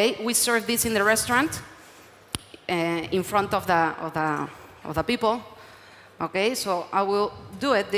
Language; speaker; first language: English; non-native, learner; Spanish